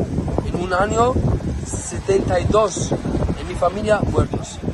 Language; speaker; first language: Spanish; non-native, learner; Arabic